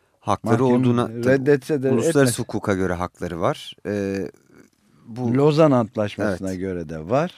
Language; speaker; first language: Turkish; native; Turkish